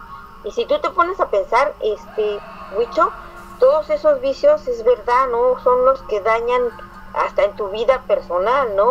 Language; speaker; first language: Spanish; native; Spanish